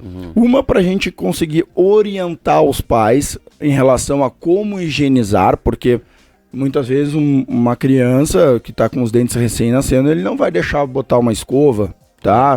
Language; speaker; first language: Portuguese; native; Portuguese